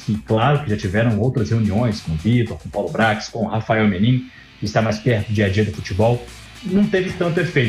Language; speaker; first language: Portuguese; native; Portuguese